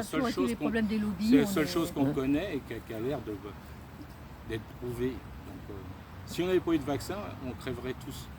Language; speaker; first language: French; native; French